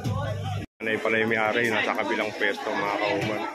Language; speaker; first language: Filipino; non-native, local second language; Cebuano